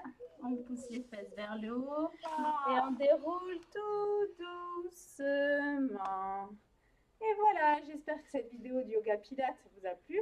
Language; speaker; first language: French; native; French